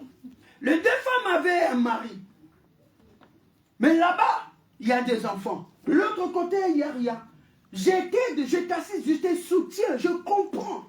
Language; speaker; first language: French; non-native, local second language; Lingala